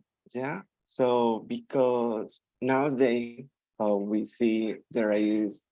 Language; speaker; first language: English; non-native, learner; Spanish